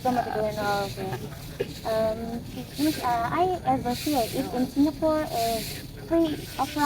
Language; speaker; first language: English; non-native, learner; Indonesian